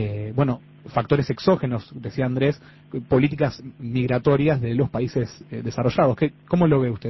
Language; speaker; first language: Spanish; native; Spanish